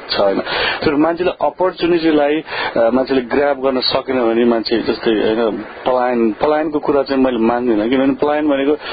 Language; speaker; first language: Nepali; native; Nepali